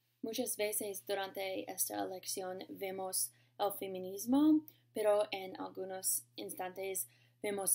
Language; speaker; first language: Spanish; non-native, learner; English